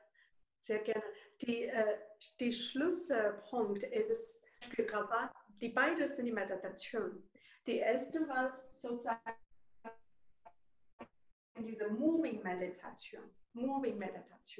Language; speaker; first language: German; non-native, learner; Chinese